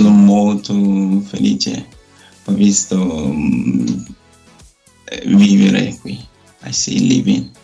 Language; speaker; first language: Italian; non-native, learner; Nigerian Pidgin